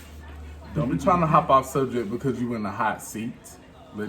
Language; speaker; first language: English; native; English